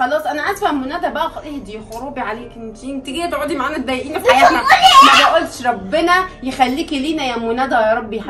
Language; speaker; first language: Arabic; native; Arabic